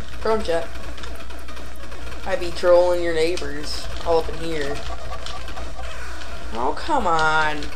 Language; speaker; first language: English; native; English